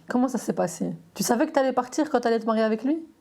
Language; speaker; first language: French; native; French